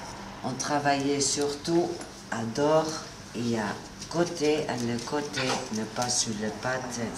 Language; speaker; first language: French; non-native, learner; Italian